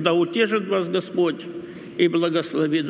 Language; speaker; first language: Russian; non-native, local second language; Romanian